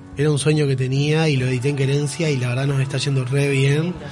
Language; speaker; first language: Spanish; native; Spanish